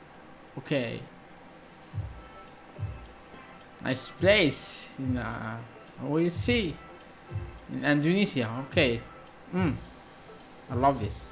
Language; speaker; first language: English; non-native, learner; Arabic